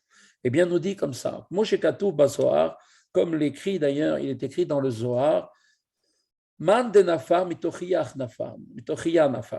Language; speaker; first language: French; native; French